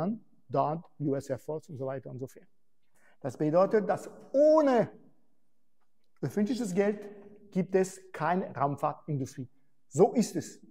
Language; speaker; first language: German; non-native, fluent; French